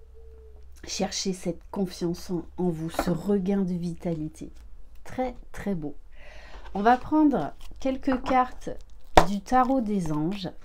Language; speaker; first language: French; native; French